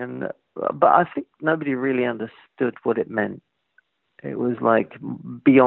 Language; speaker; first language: English; native; English